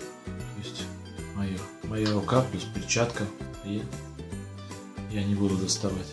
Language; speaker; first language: Russian; native; Russian